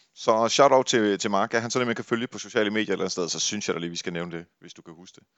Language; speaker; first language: Danish; native; Danish